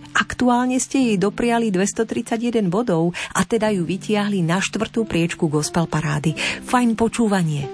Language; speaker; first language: Slovak; native; Slovak